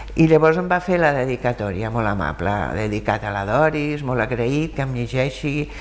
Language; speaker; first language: Catalan; early bilingual, other home language; German